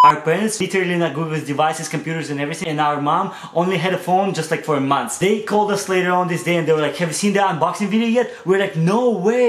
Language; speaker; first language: English; non-native, fluent; Russian